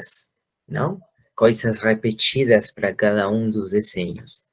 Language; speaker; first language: Portuguese; non-native, fluent; Spanish